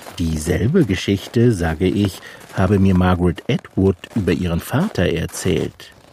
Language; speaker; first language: German; native; German